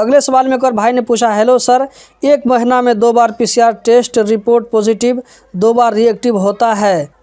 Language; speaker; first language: Hindi; native; Hindi